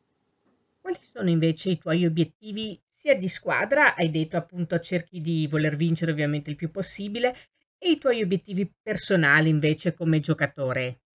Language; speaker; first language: Italian; native; Italian